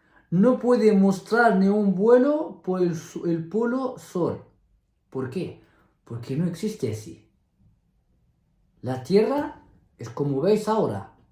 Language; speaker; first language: Spanish; non-native, fluent; Arabic